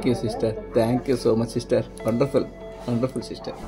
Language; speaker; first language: Telugu; native; Telugu